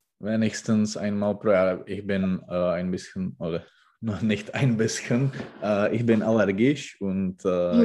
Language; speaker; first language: German; non-native, learner; Czech